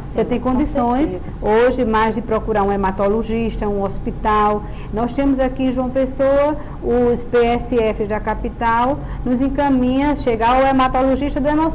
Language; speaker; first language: Portuguese; native; Portuguese